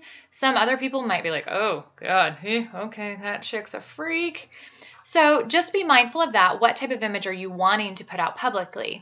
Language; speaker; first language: English; native; English